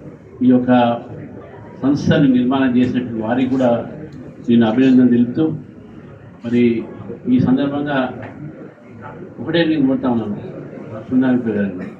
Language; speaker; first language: Telugu; native; Telugu